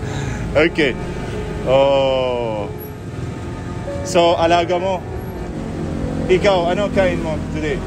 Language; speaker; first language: Filipino; non-native, learner; Arabic